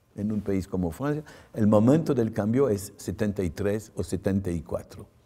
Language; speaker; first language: Spanish; non-native, fluent; French